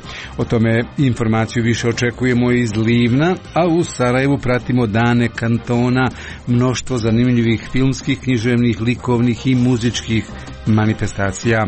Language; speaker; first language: Croatian; native; Croatian